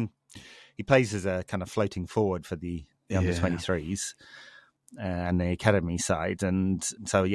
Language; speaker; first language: English; native; English